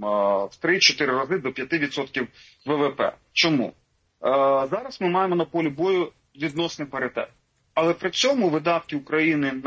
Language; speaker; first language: Ukrainian; native; Ukrainian